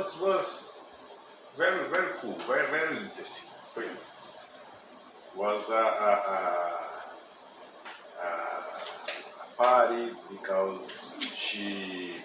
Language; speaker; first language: English; non-native, learner; Portuguese